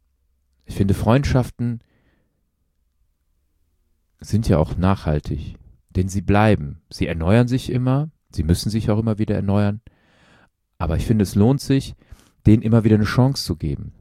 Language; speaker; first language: German; native; German